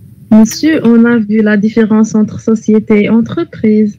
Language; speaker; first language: French; non-native, local second language; Arabic